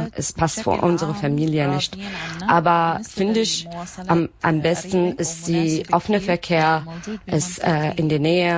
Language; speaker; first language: German; non-native, learner; Arabic